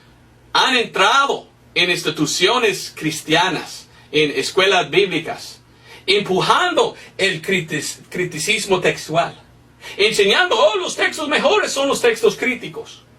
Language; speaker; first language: Spanish; non-native, fluent; English